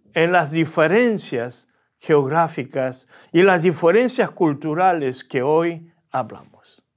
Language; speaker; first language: Spanish; early bilingual, other home language; Korean